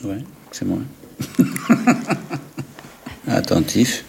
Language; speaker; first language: French; non-native, fluent; English